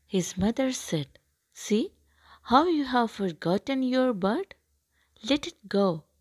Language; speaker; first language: English; non-native, local second language; Malayalam